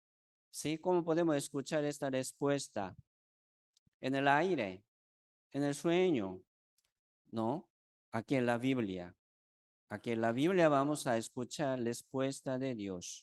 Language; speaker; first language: Spanish; non-native, fluent; Korean